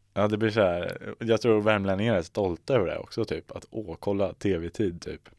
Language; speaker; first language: Swedish; native; Swedish